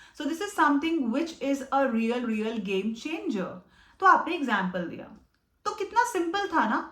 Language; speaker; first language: Hindi; native; Hindi